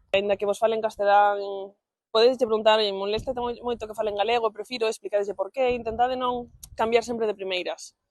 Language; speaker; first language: Galician; non-native, local second language; Spanish